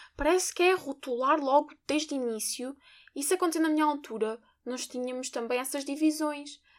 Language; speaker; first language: Portuguese; native; Portuguese